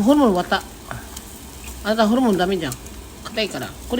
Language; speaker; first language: Japanese; non-native, fluent; Filipino